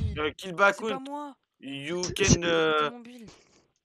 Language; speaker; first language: English; non-native, learner; French